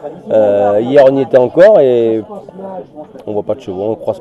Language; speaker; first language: French; native; French